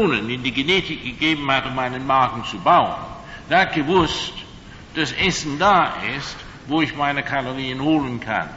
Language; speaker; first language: German; non-native, fluent; English